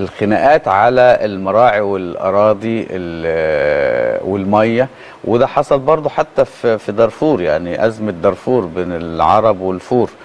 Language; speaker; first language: Arabic; native; Arabic